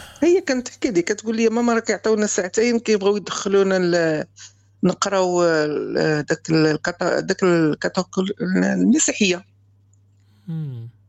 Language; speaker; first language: Arabic; native; Arabic